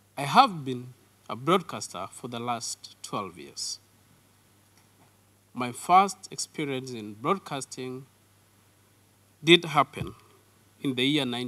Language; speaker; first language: English; non-native, local second language; Kalenjin